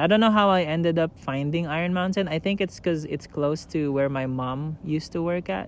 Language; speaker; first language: English; non-native, local second language; Filipino